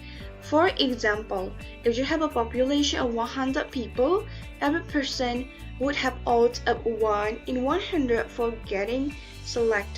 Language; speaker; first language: English; non-native, learner; Indonesian